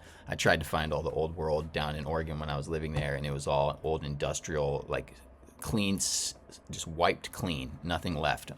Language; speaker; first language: English; native; English